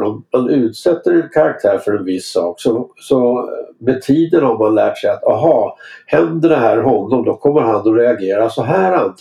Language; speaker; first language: Swedish; native; Swedish